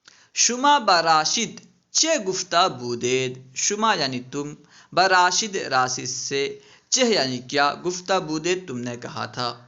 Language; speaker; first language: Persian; non-native, fluent; Urdu